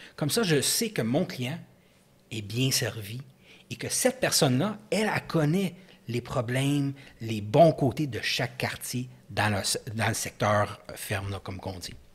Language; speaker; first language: French; native; French